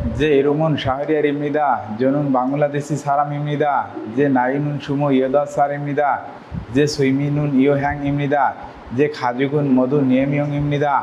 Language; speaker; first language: Korean; non-native, learner; Bangla